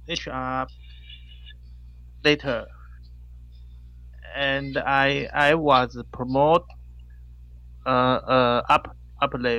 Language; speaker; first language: English; non-native, learner; Chinese